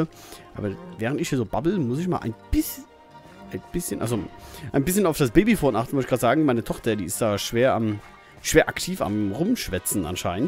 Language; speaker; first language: German; native; German